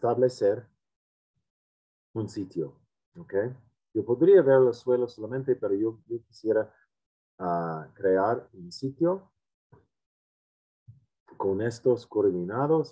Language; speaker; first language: Spanish; non-native, fluent; English